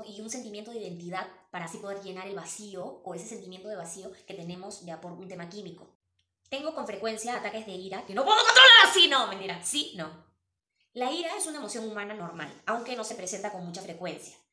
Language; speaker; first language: Spanish; native; Spanish